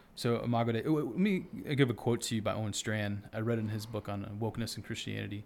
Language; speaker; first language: English; native; English